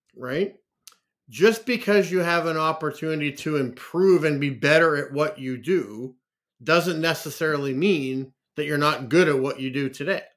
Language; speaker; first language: English; native; English